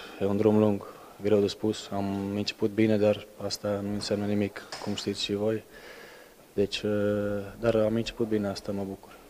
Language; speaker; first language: Romanian; non-native, fluent; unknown